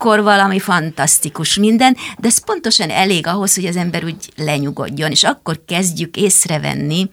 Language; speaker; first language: Hungarian; native; Hungarian